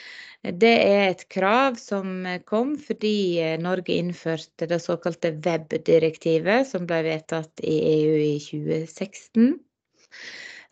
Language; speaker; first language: Norwegian; native; Norwegian